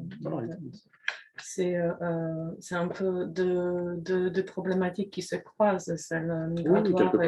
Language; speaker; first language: French; non-native, fluent; Polish